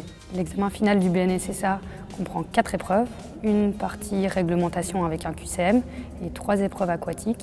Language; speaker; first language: French; native; French